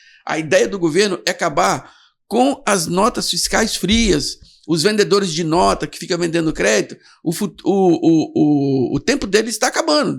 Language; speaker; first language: Portuguese; native; Portuguese